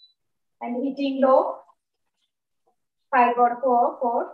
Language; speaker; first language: English; non-native, learner; Bangla